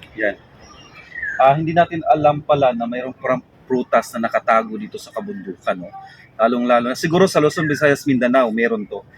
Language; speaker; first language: Filipino; non-native, local second language; Cebuano